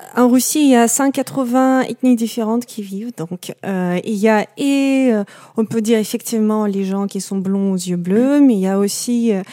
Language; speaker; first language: French; non-native, fluent; Russian